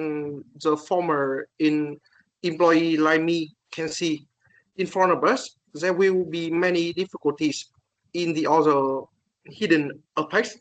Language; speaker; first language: English; non-native, learner; Vietnamese